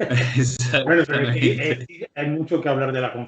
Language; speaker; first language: Spanish; native; Spanish